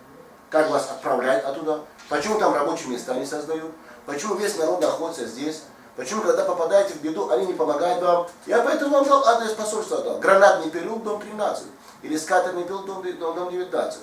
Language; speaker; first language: Russian; non-native, fluent; Tajik